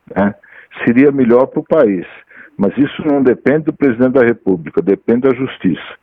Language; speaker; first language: Portuguese; native; Portuguese